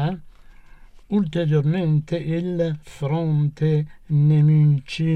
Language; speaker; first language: Italian; non-native, fluent; Persian